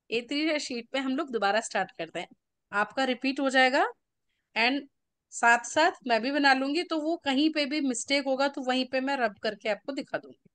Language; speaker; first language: Hindi; native; Hindi